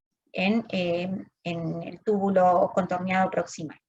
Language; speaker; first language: Spanish; native; Spanish